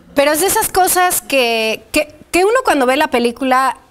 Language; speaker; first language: Spanish; early bilingual, other home language; Polish